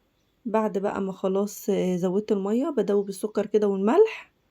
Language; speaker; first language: Arabic; native; Arabic